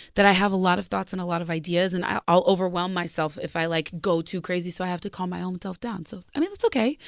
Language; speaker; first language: English; native; English